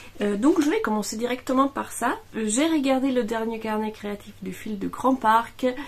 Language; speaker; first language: French; non-native, fluent; Italian